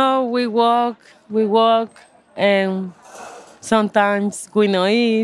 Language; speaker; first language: English; non-native, learner; Spanish